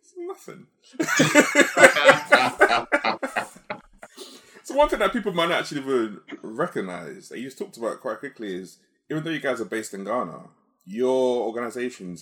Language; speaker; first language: English; non-native, local second language; Yoruba